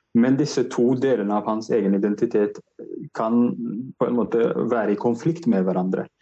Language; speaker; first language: Norwegian; non-native, fluent; Arabic